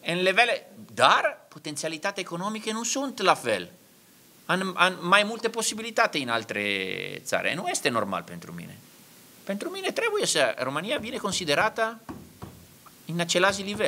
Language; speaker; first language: Romanian; non-native, learner; Italian